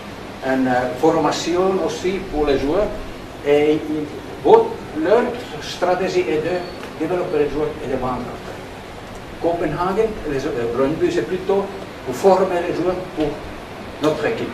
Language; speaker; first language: French; non-native, learner; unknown